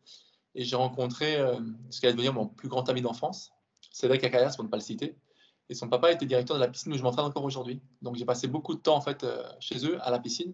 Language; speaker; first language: French; native; French